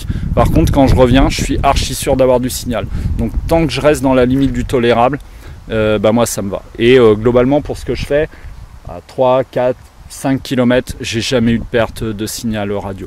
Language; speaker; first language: French; native; French